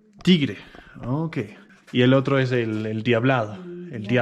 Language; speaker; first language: Spanish; non-native, learner; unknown